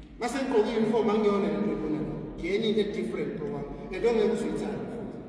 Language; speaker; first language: Zulu; native; Zulu